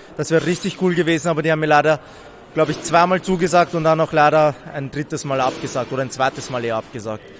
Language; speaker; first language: German; native; German